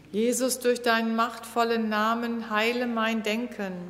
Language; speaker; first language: German; native; German